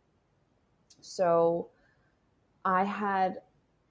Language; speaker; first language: English; non-native, local second language; Cantonese